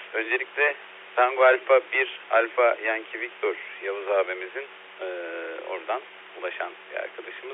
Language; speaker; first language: Turkish; native; Turkish